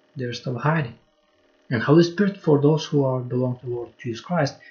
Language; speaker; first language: English; non-native, fluent; Lithuanian